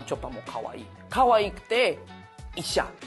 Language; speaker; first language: Japanese; non-native, learner; Spanish